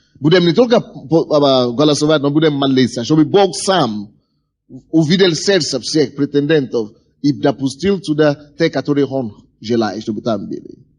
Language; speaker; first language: Russian; non-native, fluent; Yoruba